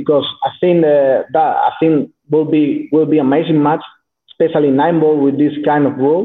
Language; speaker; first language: English; non-native, learner; Spanish